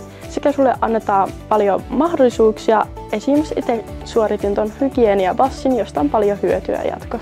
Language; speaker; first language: Finnish; native; Finnish